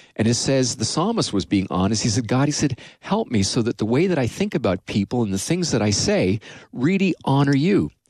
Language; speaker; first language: English; native; English